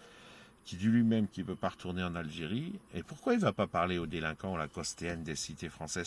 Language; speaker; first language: French; native; French